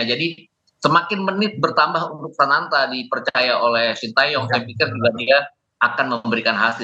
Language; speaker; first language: Indonesian; native; Indonesian